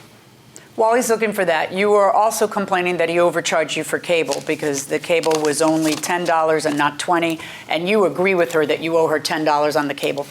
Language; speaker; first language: English; native; English